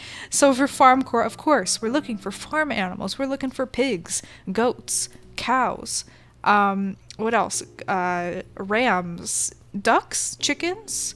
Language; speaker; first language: English; native; English